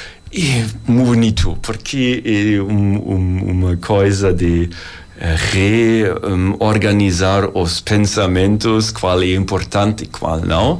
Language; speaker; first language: Portuguese; non-native, learner; German